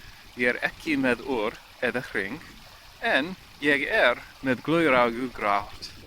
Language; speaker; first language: Icelandic; non-native, learner; English